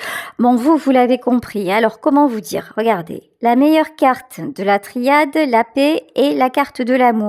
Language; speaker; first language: French; native; French